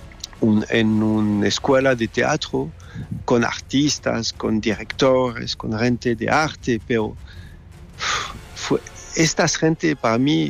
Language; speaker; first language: Spanish; non-native, fluent; French